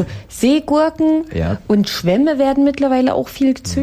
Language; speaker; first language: German; native; German